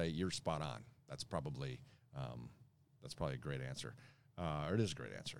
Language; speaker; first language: English; native; English